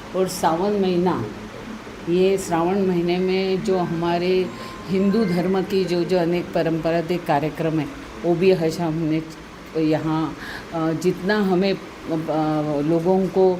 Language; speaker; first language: Hindi; non-native, local second language; Marathi